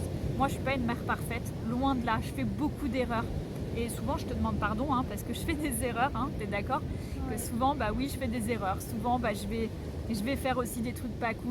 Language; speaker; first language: French; native; French